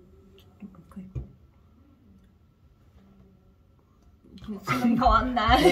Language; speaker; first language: Japanese; native; Japanese